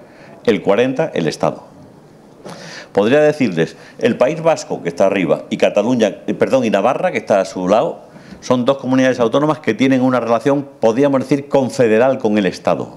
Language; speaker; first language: Spanish; native; Spanish